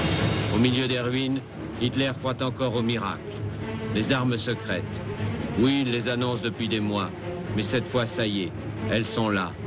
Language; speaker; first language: French; native; French